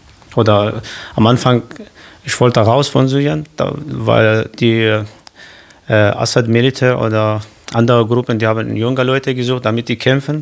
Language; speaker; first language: German; non-native, learner; Kurdish